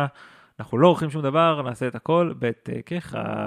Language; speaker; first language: Hebrew; native; Hebrew